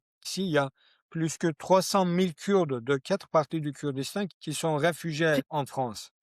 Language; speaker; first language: French; non-native, learner; Kurdish